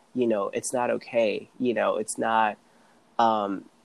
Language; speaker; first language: English; non-native, fluent; Rundi